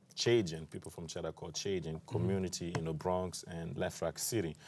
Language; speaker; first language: English; non-native, fluent; French